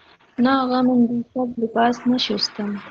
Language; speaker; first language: Persian; non-native, learner; Urdu